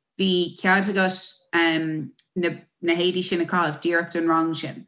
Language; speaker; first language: Irish; non-native, local second language; English